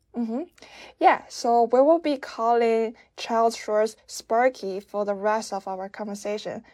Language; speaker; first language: English; non-native, fluent; Chinese